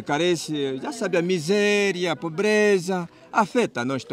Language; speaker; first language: Portuguese; native; Portuguese